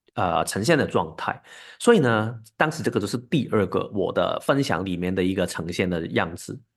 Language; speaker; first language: Chinese; non-native, local second language; Cantonese